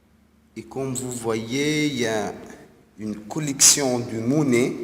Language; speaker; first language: French; non-native, fluent; Arabic